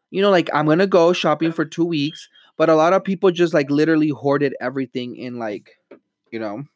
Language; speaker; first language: English; early bilingual, other home language; Spanish